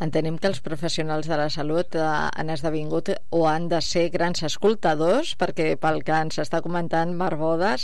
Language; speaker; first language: Catalan; native; Catalan